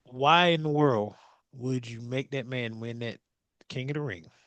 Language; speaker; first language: English; native; English